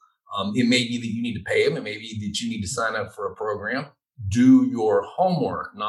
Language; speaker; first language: English; native; English